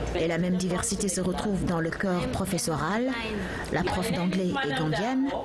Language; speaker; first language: French; non-native, local second language; Wolof